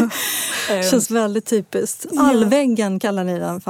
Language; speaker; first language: Swedish; native; Swedish